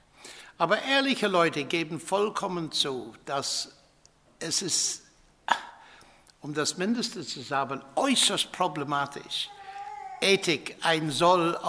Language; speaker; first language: German; non-native, fluent; English